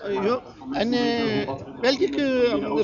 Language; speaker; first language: Dutch; non-native, learner; Turkish